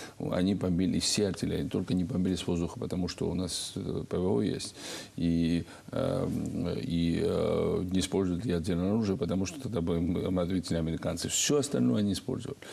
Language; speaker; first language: Russian; non-native, local second language; Georgian